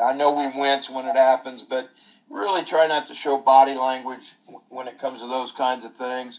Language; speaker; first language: English; native; English